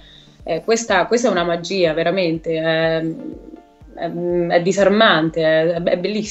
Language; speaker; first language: Italian; native; Italian